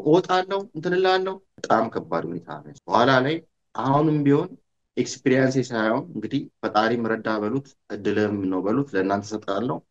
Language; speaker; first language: Amharic; native; Amharic